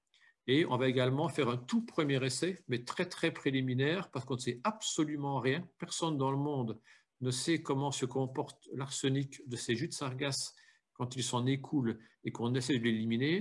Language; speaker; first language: French; native; French